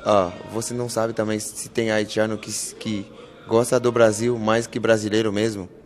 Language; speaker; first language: Portuguese; non-native, fluent; Haitian Creole